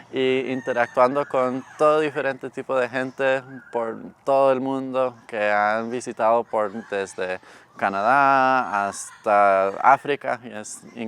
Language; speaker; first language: Spanish; non-native, fluent; English